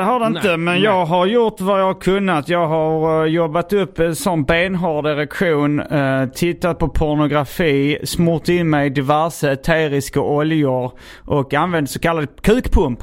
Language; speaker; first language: Swedish; native; Swedish